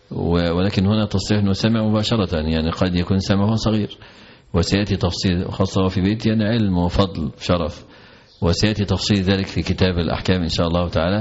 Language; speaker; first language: Arabic; native; Arabic